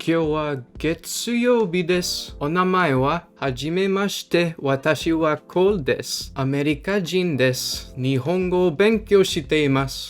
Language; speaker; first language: Japanese; non-native, learner; English